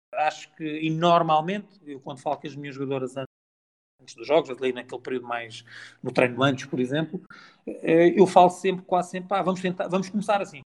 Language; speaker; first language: Portuguese; native; Portuguese